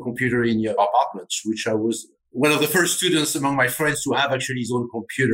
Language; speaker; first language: English; non-native, fluent; French